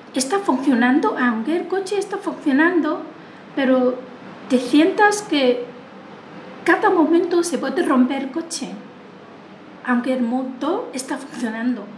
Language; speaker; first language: Spanish; non-native, learner; Chinese